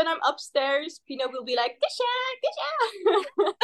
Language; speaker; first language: English; non-native, fluent; Dutch